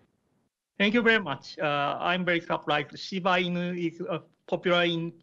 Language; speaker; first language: English; non-native, learner; Japanese